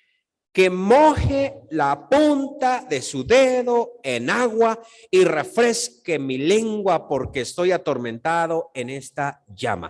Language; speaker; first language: Spanish; native; Spanish